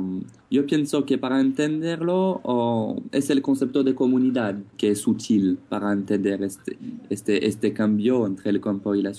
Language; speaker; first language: Spanish; non-native, fluent; French